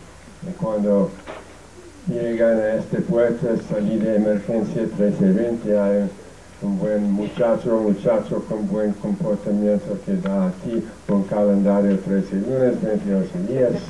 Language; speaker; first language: Spanish; non-native, fluent; English